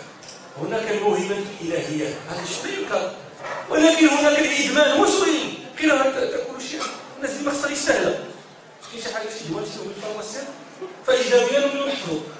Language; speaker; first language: Arabic; native; Arabic